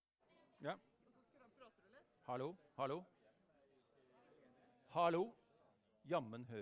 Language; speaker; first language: Norwegian; native; Norwegian